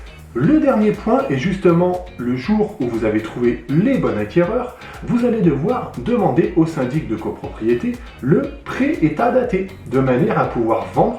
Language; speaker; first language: French; native; French